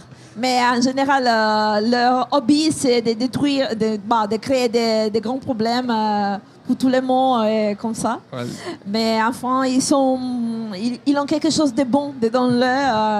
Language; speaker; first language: French; non-native, fluent; Italian